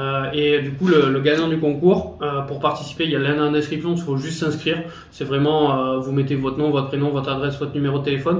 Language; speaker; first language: French; native; French